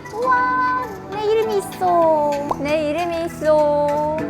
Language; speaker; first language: Korean; non-native, fluent; Polish